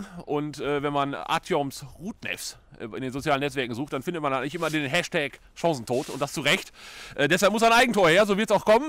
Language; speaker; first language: German; native; German